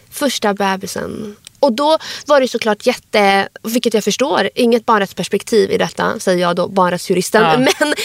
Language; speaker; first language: Swedish; early bilingual, other home language; Arabic